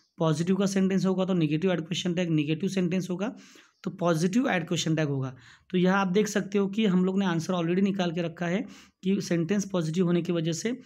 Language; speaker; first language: Hindi; non-native, local second language; Marathi